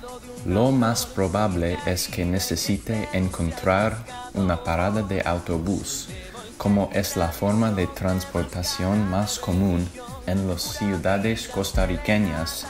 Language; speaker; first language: Spanish; non-native, learner; English